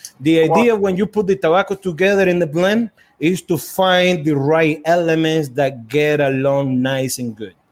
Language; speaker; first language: English; non-native, fluent; Spanish